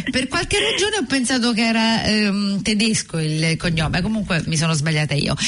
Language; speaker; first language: Italian; native; Italian